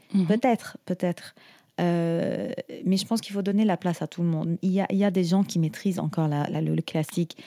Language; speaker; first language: French; non-native, fluent; Arabic